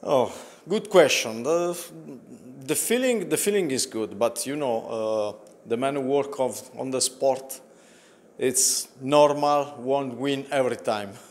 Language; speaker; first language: English; non-native, learner; Italian